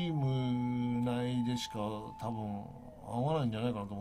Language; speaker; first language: Japanese; native; Japanese